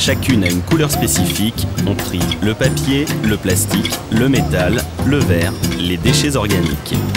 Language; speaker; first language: French; native; French